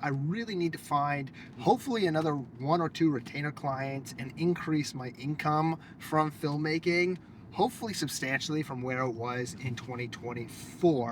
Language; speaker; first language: English; native; English